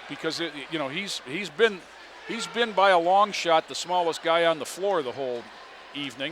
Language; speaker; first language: English; native; English